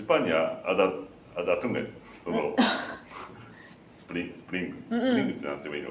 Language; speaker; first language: Indonesian; non-native, learner; Japanese